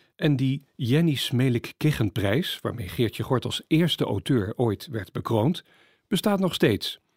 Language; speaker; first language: Dutch; native; Dutch